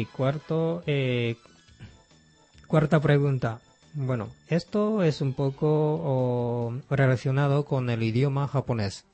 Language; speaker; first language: Spanish; non-native, fluent; Japanese